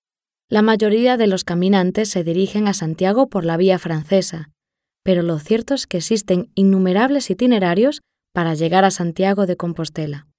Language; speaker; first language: Spanish; native; Spanish